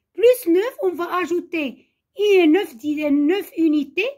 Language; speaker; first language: French; non-native, local second language; Arabic